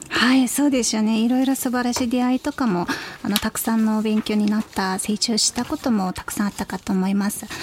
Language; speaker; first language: Japanese; non-native, fluent; Mongolian